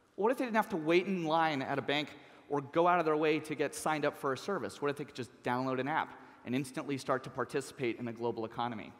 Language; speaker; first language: English; native; English